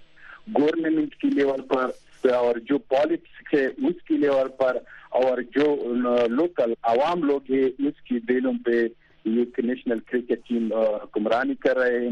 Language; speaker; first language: Hindi; non-native, fluent; Pashto